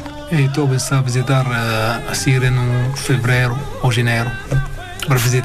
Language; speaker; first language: Portuguese; non-native, learner; Arabic